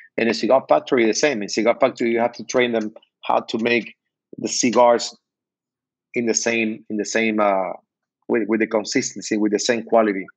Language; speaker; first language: English; non-native, learner; Spanish